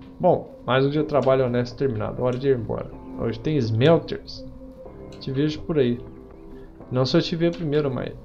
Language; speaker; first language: Portuguese; native; Portuguese